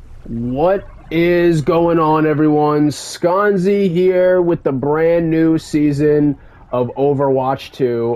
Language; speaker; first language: English; native; English